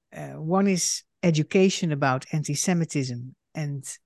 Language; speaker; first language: English; non-native, fluent; Dutch